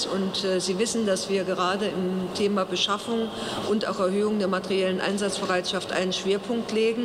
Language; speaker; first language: German; native; German